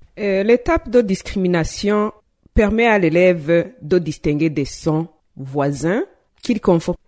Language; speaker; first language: French; non-native, local second language; Rundi